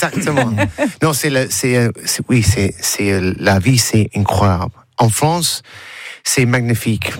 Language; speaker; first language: French; non-native, learner; English